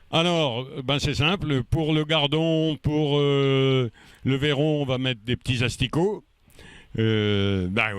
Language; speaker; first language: French; native; French